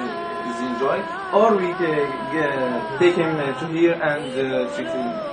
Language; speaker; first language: English; non-native, learner; Arabic